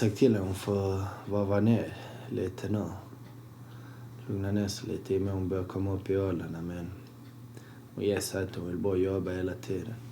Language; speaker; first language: Swedish; early bilingual, other home language; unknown